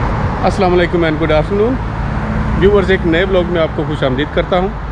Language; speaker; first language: Hindi; native; Hindi